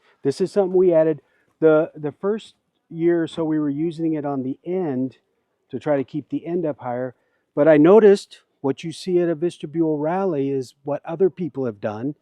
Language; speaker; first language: English; native; English